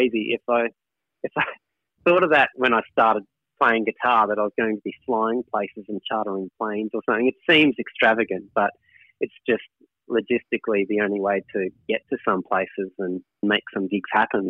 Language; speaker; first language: English; native; English